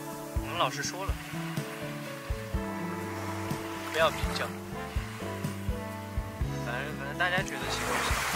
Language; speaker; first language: Chinese; native; Chinese